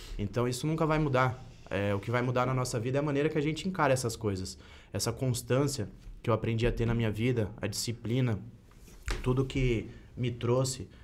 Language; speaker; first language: Portuguese; native; Portuguese